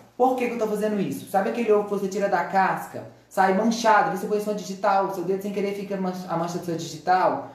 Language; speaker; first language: Portuguese; native; Portuguese